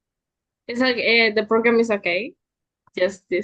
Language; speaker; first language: English; non-native, fluent; Indonesian